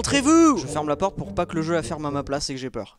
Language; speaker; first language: French; native; French